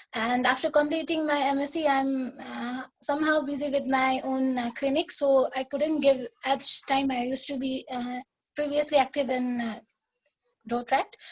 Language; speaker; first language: English; non-native, local second language; Nepali